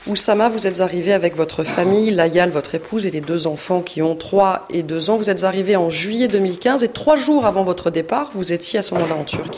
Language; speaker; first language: French; native; French